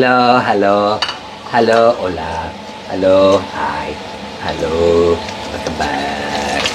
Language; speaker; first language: Indonesian; non-native, learner; Spanish